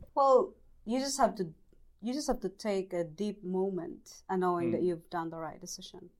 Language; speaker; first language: English; non-native, local second language; Cebuano